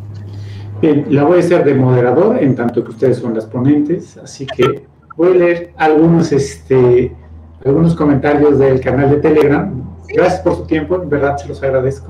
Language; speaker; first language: Spanish; native; Spanish